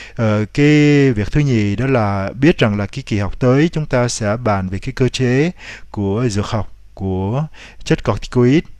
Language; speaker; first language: Vietnamese; native; Vietnamese